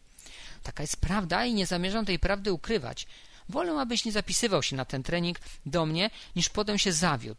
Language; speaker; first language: Polish; native; Polish